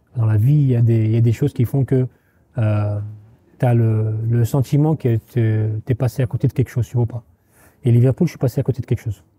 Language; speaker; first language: French; native; French